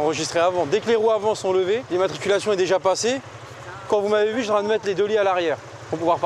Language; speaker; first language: French; native; French